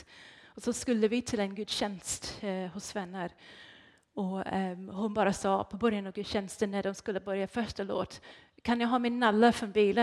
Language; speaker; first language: Swedish; non-native, fluent; English